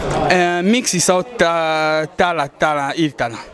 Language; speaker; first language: Finnish; non-native, fluent; Lingala